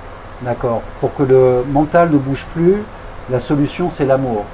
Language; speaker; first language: French; native; French